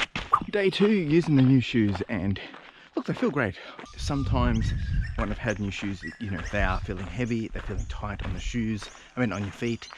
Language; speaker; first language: English; native; English